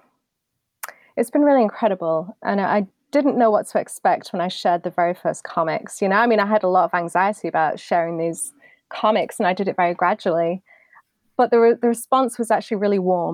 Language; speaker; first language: English; native; English